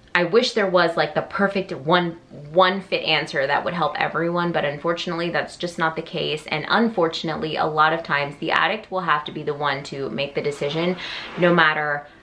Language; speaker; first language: English; native; English